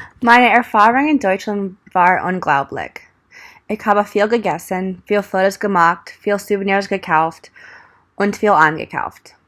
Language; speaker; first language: German; non-native, learner; English